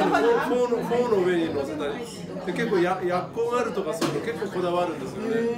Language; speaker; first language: Japanese; native; Japanese